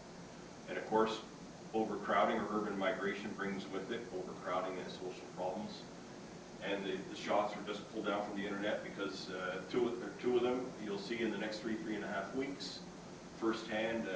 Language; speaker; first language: English; native; English